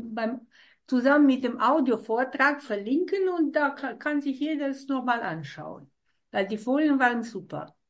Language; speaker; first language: German; non-native, fluent; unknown